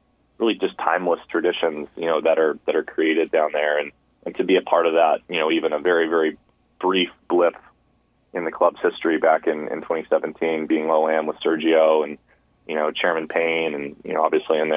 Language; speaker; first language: English; native; English